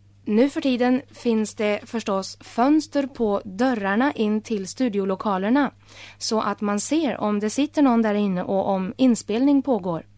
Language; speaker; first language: Swedish; native; Swedish